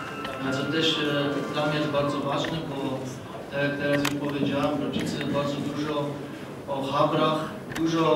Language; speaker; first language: Polish; early bilingual, other home language; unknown